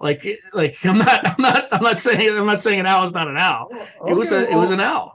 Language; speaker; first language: English; native; English